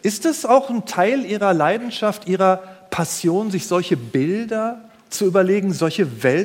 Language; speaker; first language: German; native; German